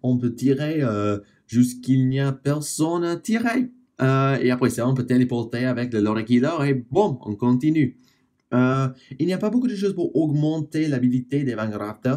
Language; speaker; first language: French; non-native, fluent; English